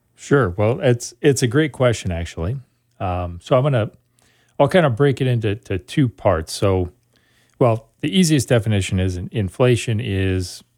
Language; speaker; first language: English; native; English